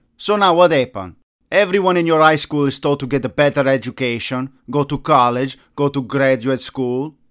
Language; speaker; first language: English; non-native, fluent; Italian